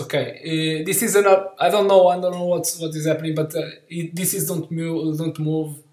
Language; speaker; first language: English; non-native, learner; Portuguese